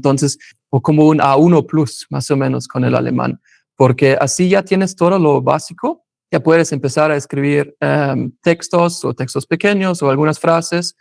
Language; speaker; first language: Spanish; non-native, fluent; German